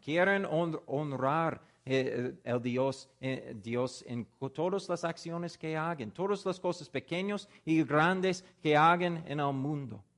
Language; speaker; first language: Spanish; non-native, fluent; English